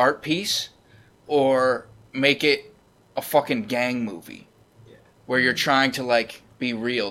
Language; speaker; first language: English; native; English